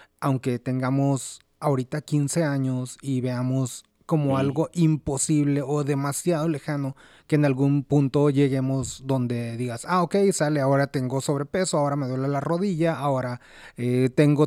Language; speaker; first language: Spanish; native; Spanish